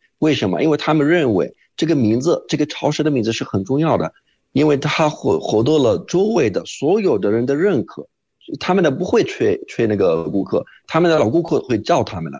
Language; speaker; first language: Chinese; non-native, fluent; Arabic